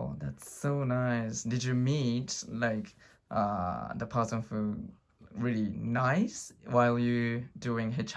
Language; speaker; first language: English; non-native, learner; Japanese